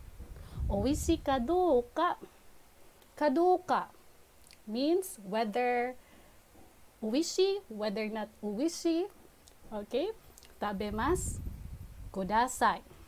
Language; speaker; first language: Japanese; non-native, fluent; Filipino